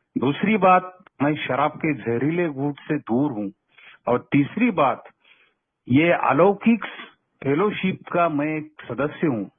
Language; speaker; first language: Hindi; non-native, local second language; Kannada